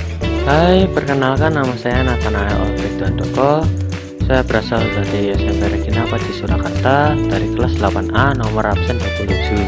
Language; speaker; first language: Indonesian; native; Indonesian